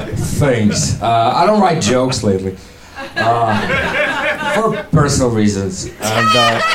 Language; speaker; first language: English; non-native, fluent; Ukrainian